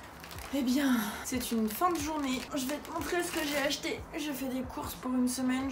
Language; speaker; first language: French; native; French